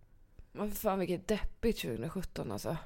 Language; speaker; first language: Swedish; native; Swedish